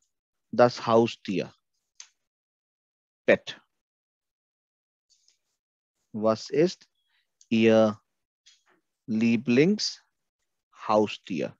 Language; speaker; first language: German; non-native, fluent; Hindi